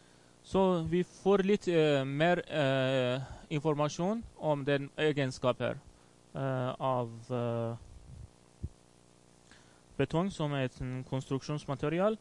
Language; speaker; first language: Norwegian; non-native, fluent; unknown